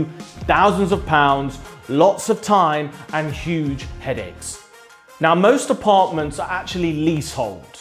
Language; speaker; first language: English; native; English